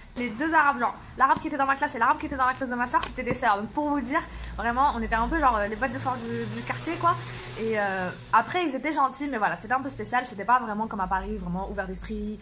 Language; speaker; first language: French; early bilingual, other home language; Arabic